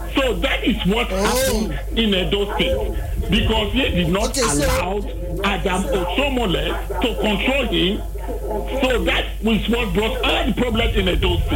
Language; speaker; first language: English; non-native, local second language; Bini